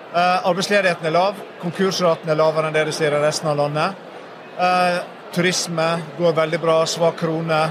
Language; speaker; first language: Norwegian; native; Norwegian